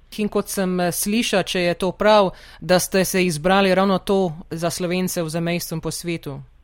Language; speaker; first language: Slovenian; early bilingual, heritage; Slovenian